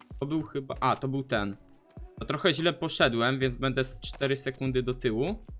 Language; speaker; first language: Polish; native; Polish